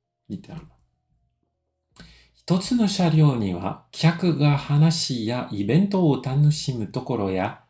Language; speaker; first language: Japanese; non-native, fluent; French